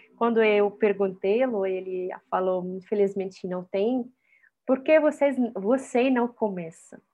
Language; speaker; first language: Portuguese; non-native, fluent; Arabic